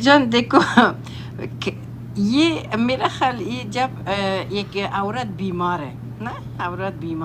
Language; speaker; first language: Hindi; non-native, learner; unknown